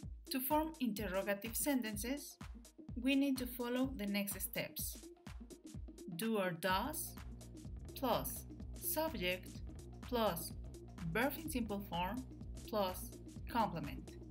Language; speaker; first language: English; non-native, fluent; Spanish